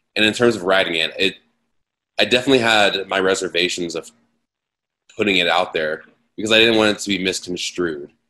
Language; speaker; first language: English; native; English